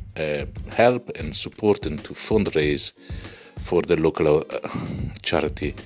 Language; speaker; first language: English; non-native, fluent; Italian